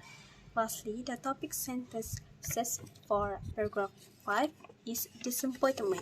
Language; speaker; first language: English; non-native, fluent; Malay